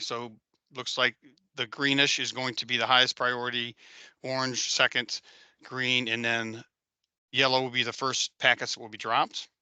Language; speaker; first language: English; native; English